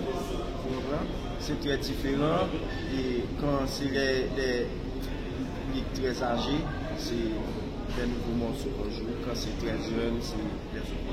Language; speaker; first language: French; non-native, learner; Haitian Creole